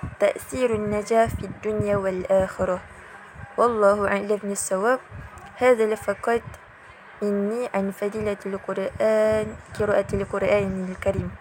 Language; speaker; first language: Arabic; non-native, learner; Malay